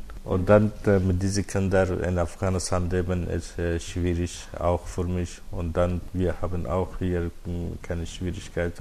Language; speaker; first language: German; non-native, learner; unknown